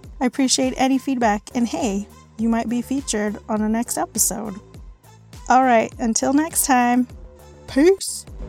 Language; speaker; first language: English; native; English